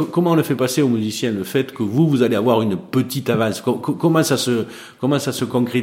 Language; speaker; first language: French; native; French